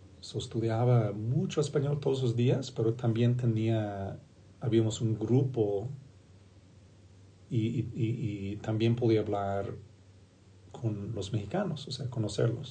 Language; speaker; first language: Spanish; non-native, fluent; English